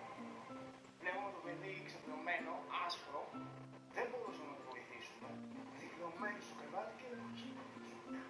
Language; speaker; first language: Greek; native; Greek